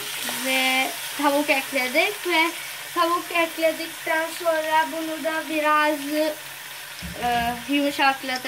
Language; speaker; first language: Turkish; non-native, learner; Urdu